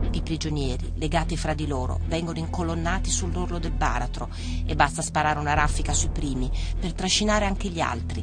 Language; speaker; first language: Italian; native; Italian